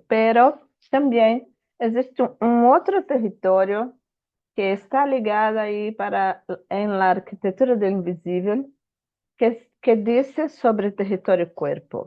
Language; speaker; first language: Spanish; non-native, fluent; Portuguese